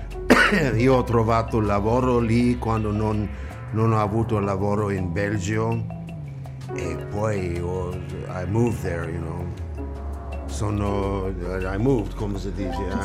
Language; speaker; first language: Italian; non-native, learner; English